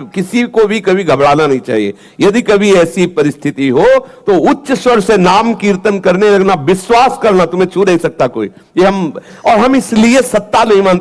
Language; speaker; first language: Hindi; native; Hindi